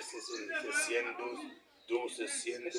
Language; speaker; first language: Spanish; non-native, learner; Haitian Creole